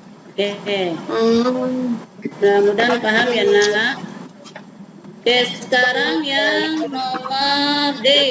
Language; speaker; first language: Indonesian; native; Indonesian